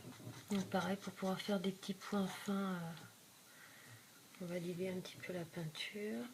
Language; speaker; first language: French; native; French